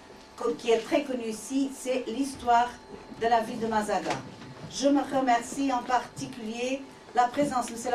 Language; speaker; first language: French; non-native, fluent; Portuguese